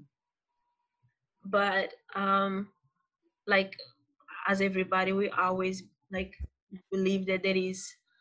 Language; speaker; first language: English; non-native, fluent; Portuguese